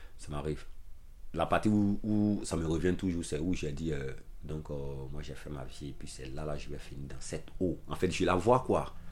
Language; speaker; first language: French; non-native, local second language; Dyula